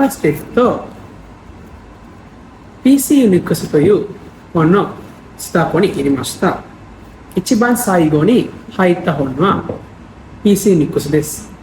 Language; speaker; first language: Japanese; non-native, learner; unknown